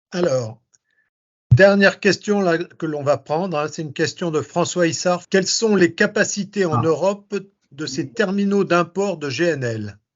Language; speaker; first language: French; native; French